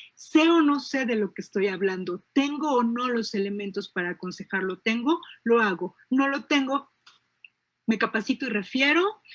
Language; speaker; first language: Spanish; native; Spanish